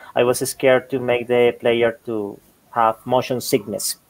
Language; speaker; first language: English; non-native, fluent; Spanish